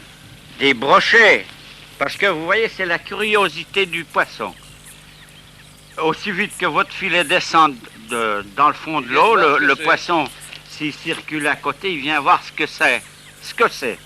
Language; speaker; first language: French; native; French